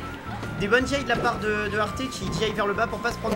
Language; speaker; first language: French; native; French